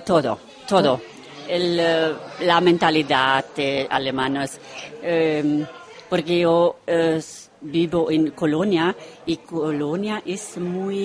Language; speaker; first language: Spanish; non-native, learner; Romanian